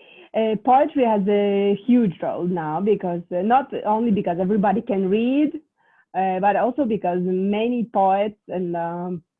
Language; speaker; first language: English; non-native, fluent; Russian